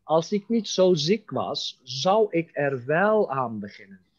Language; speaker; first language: Dutch; non-native, fluent; Turkish